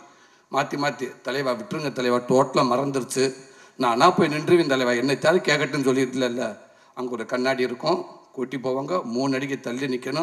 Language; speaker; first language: Tamil; native; Tamil